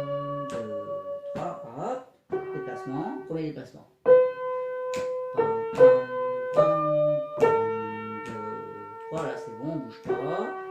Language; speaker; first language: French; native; French